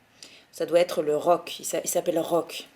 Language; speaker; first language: French; native; French